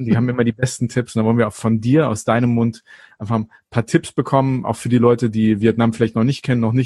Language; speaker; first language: German; native; German